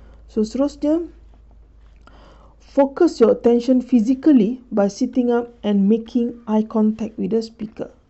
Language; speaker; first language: English; non-native, local second language; Malay